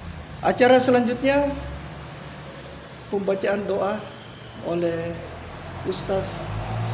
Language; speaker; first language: Indonesian; native; Indonesian